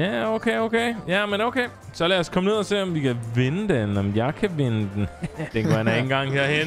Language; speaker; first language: Danish; native; Danish